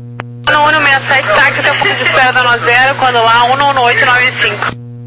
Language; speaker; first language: Portuguese; native; Portuguese